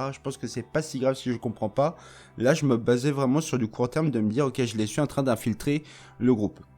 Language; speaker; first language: French; native; French